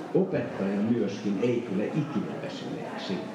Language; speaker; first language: Finnish; non-native, fluent; Hungarian